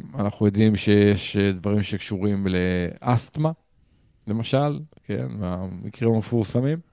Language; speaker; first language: Hebrew; native; Hebrew